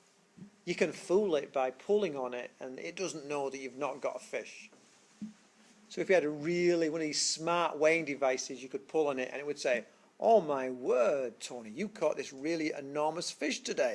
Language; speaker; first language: English; native; English